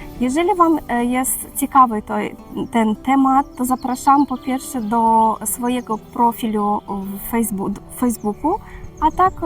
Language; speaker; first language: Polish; non-native, learner; Ukrainian